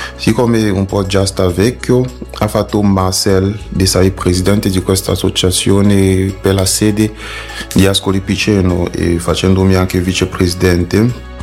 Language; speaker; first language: Italian; non-native, fluent; French